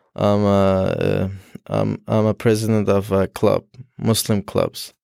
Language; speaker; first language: English; non-native, learner; Persian